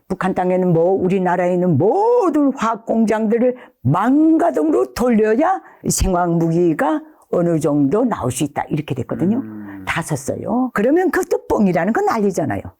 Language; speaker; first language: Korean; native; Korean